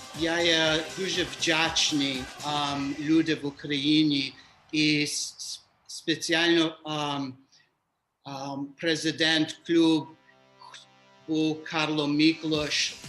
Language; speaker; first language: Ukrainian; early bilingual, heritage; Ukrainian